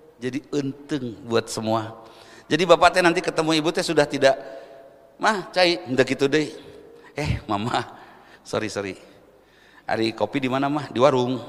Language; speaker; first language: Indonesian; non-native, local second language; Sundanese